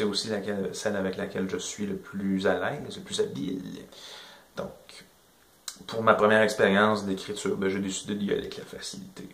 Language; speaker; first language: French; native; French